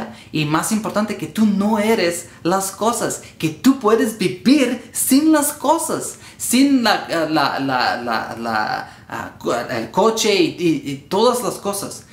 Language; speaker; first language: Spanish; non-native, learner; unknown